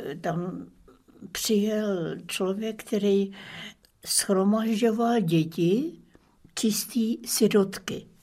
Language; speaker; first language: Czech; early bilingual, other home language; German